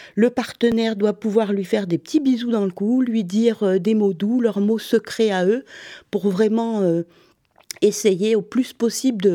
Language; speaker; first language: French; native; French